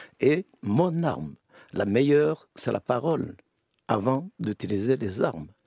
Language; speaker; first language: French; non-native, local second language; Kinyarwanda